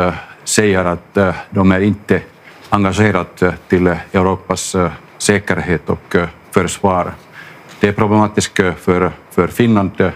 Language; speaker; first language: Swedish; non-native, local second language; Finnish